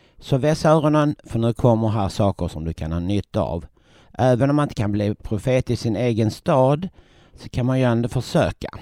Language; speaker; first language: Swedish; native; Swedish